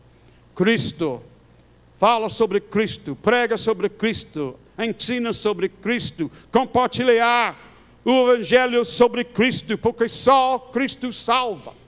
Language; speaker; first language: Portuguese; non-native, fluent; English